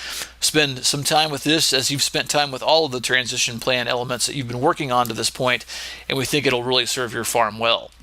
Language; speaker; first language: English; native; English